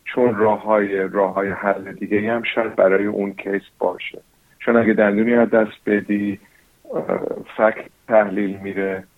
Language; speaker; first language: Persian; early bilingual, heritage; Persian